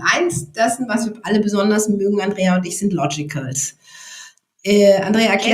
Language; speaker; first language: German; native; German